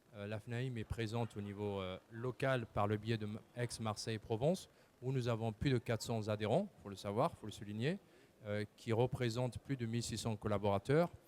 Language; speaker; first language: French; native; French